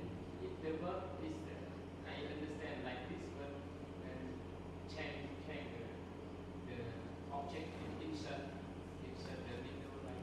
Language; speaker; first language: English; non-native, learner; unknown